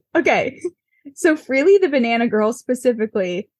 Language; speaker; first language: English; native; English